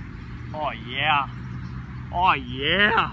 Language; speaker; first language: English; native; English